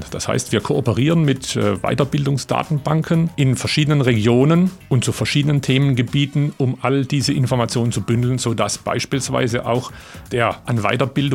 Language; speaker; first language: German; native; German